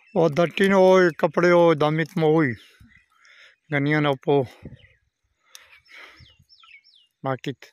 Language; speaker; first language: Filipino; non-native, learner; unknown